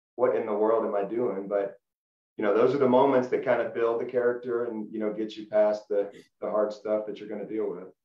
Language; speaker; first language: English; native; English